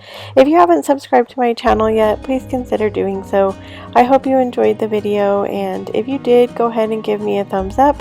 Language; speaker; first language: English; native; English